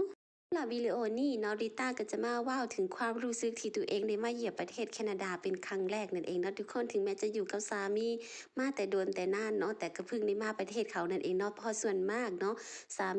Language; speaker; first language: Thai; non-native, local second language; Lao